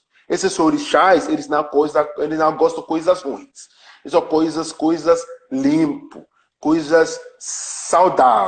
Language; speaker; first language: Portuguese; non-native, learner; Yoruba